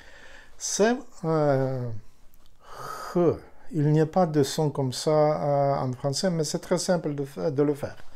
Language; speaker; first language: French; non-native, learner; Ukrainian